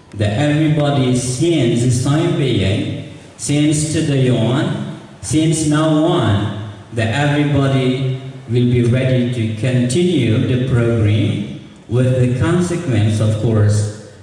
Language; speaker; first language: English; non-native, fluent; Indonesian